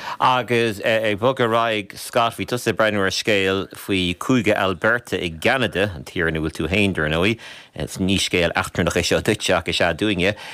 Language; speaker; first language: Irish; native; Irish